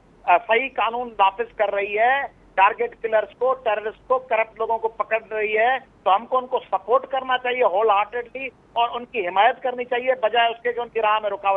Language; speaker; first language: Urdu; native; Urdu